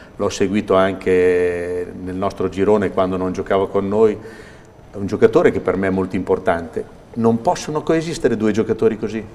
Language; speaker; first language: Italian; native; Italian